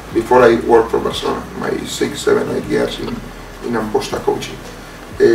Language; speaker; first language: English; non-native, fluent; Spanish